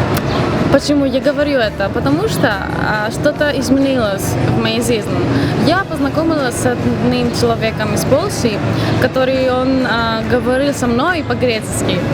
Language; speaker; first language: Russian; non-native, fluent; Greek